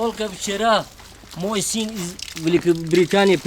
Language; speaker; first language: Russian; non-native, local second language; Tajik